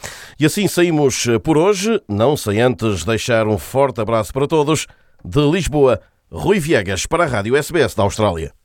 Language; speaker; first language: Portuguese; native; Portuguese